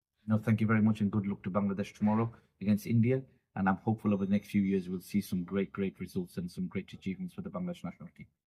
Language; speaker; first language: English; early bilingual, other home language; Bangla